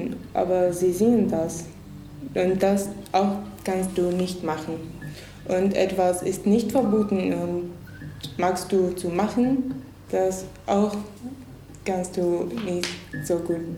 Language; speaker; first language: German; non-native, learner; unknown